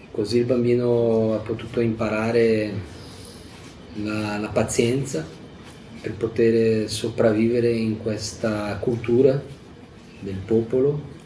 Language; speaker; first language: Italian; non-native, fluent; Portuguese